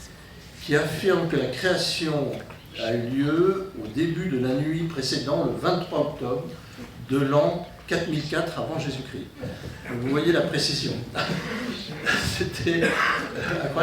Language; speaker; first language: French; native; French